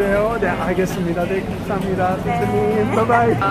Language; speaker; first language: Korean; non-native, learner; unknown